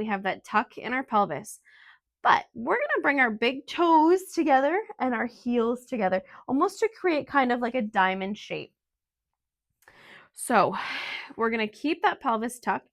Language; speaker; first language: English; native; English